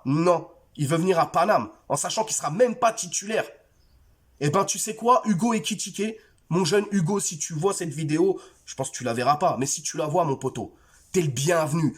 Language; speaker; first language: French; native; French